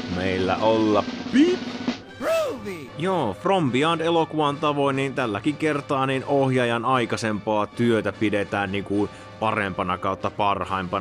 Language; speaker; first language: Finnish; native; Finnish